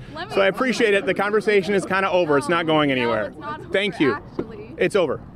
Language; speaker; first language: English; native; English